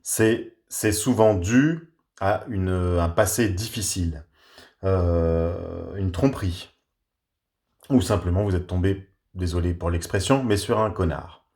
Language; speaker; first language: French; native; French